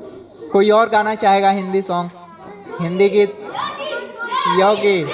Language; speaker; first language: Hindi; native; Hindi